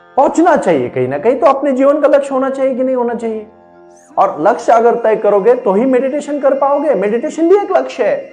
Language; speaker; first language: Hindi; non-native, local second language; Marathi